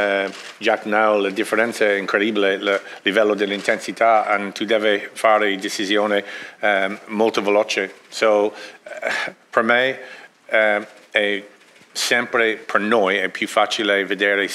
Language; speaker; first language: Italian; non-native, learner; English